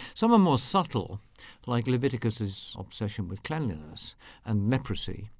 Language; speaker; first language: English; native; English